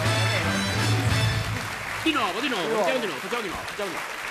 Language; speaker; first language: Italian; native; Italian